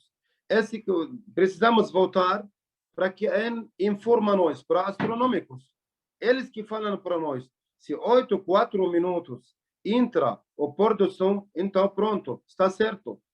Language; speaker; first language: Portuguese; non-native, learner; Arabic